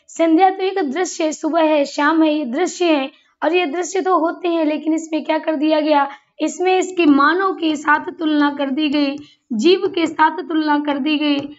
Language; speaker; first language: Hindi; native; Hindi